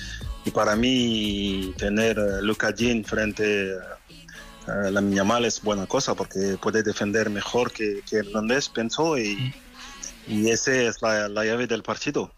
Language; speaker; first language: Spanish; non-native, fluent; French